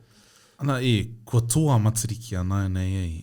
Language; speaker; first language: Māori; non-native, learner; English